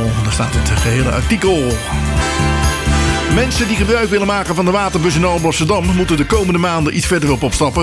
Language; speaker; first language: Dutch; native; Dutch